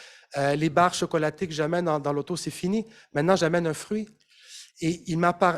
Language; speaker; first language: French; native; French